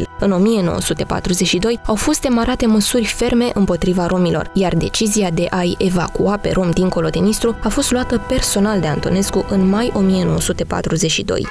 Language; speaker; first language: Romanian; native; Romanian